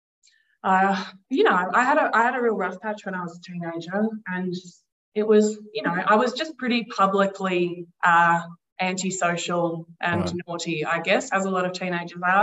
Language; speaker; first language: English; native; English